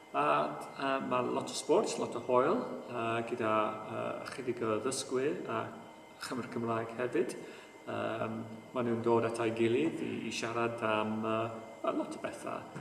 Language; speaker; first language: Welsh; non-native, local second language; English